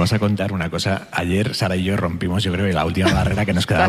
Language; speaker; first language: Spanish; native; Spanish